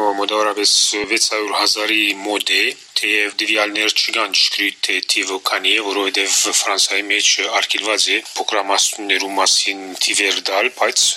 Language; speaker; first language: Armenian; early bilingual, heritage; Armenian